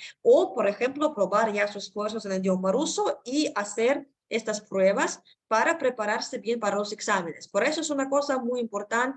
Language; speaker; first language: Spanish; non-native, fluent; Russian